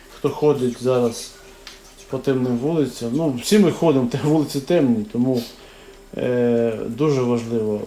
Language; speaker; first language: Ukrainian; native; Ukrainian